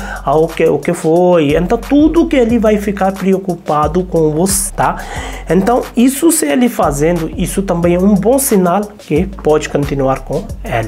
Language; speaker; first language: Portuguese; non-native, learner; Hindi